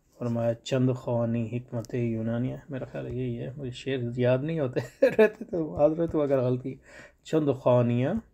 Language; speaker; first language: Urdu; native; Urdu